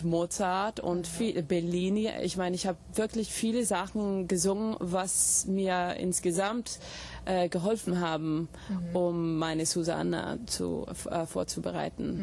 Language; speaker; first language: German; non-native, fluent; English